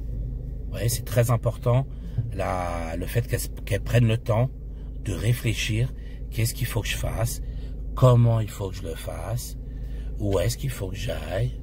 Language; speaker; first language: French; native; French